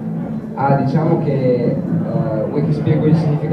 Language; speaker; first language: Italian; early bilingual, heritage; English